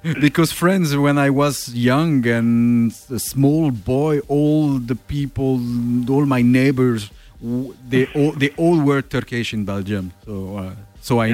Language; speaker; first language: English; non-native, learner; French